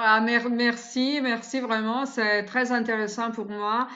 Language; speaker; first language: French; non-native, fluent; Italian